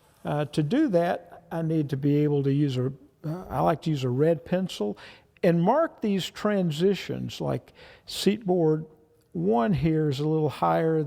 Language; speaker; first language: English; native; English